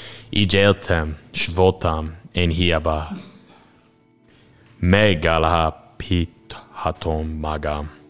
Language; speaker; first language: Hungarian; non-native, learner; English